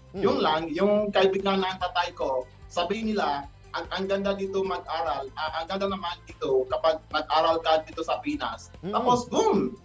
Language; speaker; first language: Filipino; non-native, learner; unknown